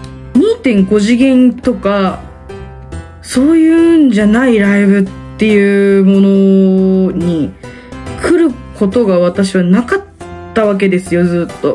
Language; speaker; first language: Japanese; native; Japanese